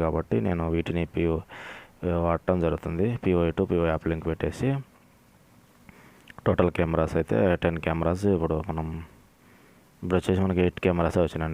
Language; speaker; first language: Telugu; native; Telugu